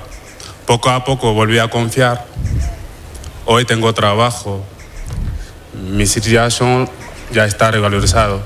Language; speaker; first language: Spanish; non-native, fluent; Wolof